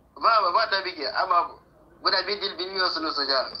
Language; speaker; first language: Turkish; non-native, fluent; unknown